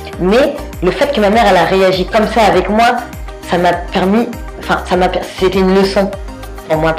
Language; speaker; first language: French; early bilingual, other home language; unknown